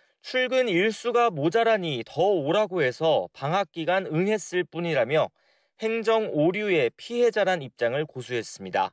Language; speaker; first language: Korean; native; Korean